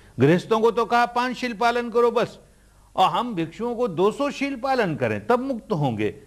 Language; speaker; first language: Hindi; early bilingual, heritage; Hindi